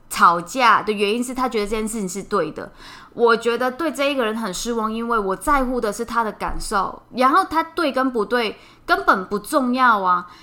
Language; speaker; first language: Chinese; non-native, fluent; Cantonese